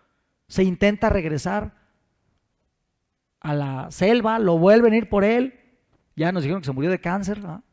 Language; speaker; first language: Spanish; native; Spanish